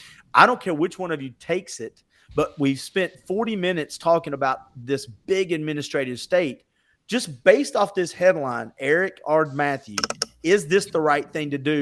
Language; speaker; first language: English; native; English